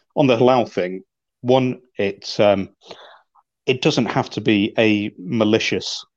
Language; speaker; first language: English; native; English